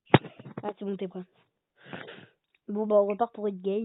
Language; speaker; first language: French; native; French